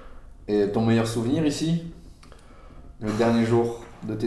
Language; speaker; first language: French; native; French